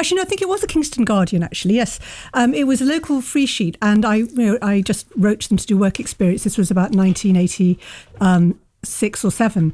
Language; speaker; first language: English; native; English